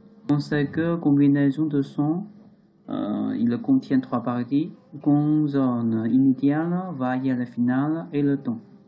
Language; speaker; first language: French; non-native, learner; Chinese